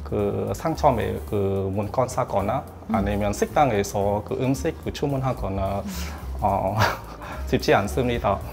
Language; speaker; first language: Korean; non-native, learner; Vietnamese